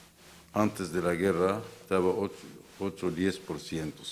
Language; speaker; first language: Spanish; non-native, fluent; Arabic